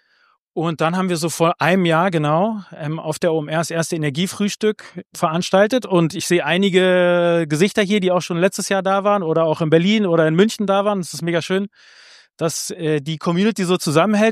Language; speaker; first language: German; native; German